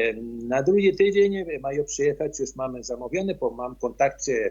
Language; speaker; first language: Polish; early bilingual, heritage; Polish